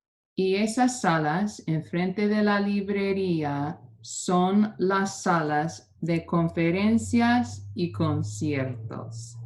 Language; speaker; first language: Spanish; non-native, fluent; English